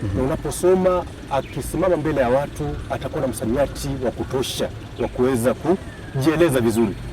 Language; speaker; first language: Swahili; non-native, local second language; Luyia